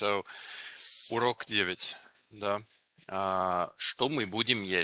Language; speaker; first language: Russian; non-native, fluent; English